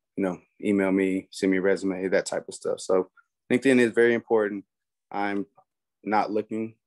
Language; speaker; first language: English; native; English